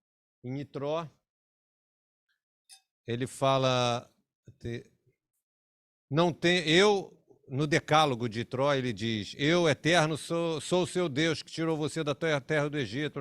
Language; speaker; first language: Portuguese; native; Portuguese